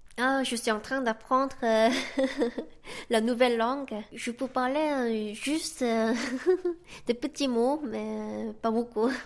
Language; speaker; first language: French; non-native, fluent; Korean